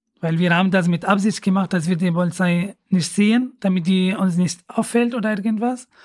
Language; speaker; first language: German; non-native, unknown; Arabic